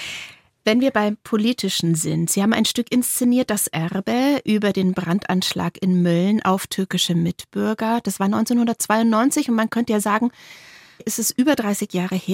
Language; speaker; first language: German; native; German